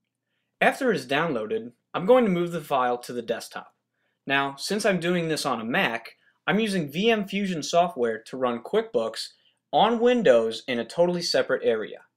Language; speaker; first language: English; native; English